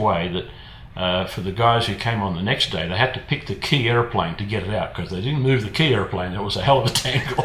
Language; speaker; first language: English; native; English